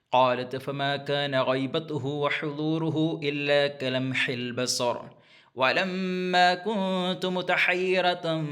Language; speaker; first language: Arabic; non-native, fluent; Malayalam